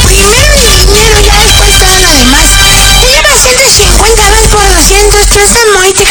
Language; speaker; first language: Spanish; native; Spanish